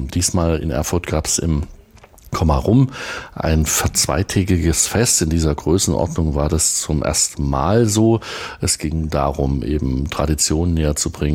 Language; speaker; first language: German; native; German